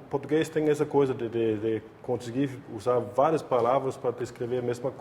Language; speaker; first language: Portuguese; non-native, fluent; Danish